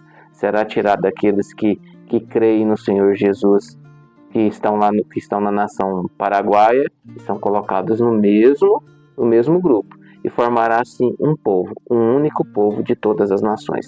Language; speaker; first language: Portuguese; native; Portuguese